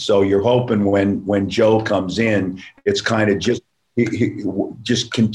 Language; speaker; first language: English; native; English